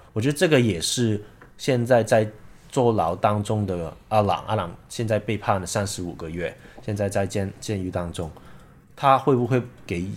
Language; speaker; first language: Chinese; non-native, local second language; Cantonese